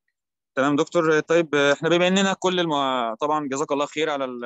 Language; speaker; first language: Arabic; native; Arabic